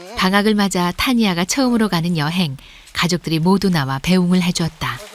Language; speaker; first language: Korean; native; Korean